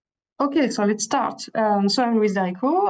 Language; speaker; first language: English; non-native, fluent; French